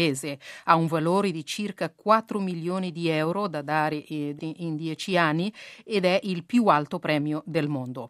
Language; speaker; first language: Italian; non-native, fluent; Kabuverdianu